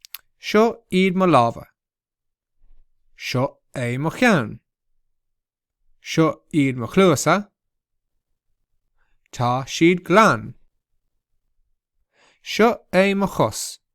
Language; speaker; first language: Irish; non-native, local second language; English